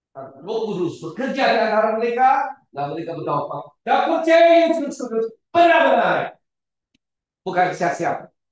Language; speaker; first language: Malay; non-native, local second language; Chinese